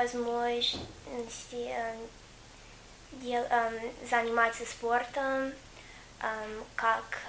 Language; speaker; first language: Russian; non-native, learner; English